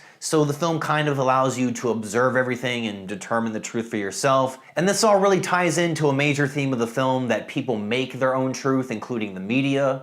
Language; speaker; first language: English; native; English